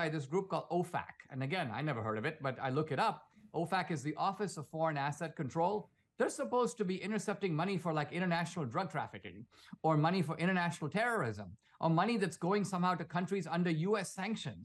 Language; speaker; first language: English; non-native, local second language; Konkani